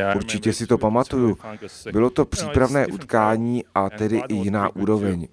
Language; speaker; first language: Czech; non-native, fluent; Russian